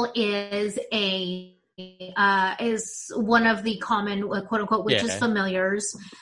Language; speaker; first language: English; native; English